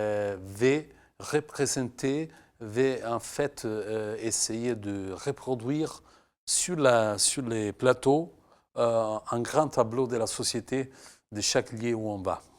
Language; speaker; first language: French; non-native, fluent; Italian